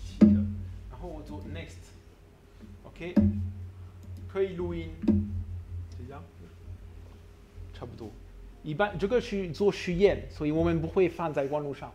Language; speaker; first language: Chinese; non-native, learner; French